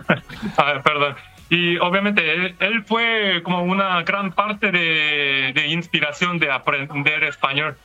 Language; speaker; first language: Spanish; non-native, fluent; Korean